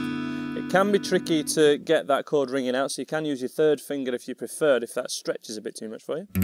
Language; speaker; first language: English; native; English